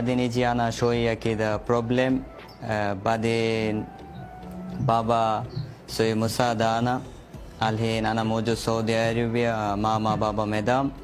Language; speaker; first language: Arabic; non-native, learner; Bangla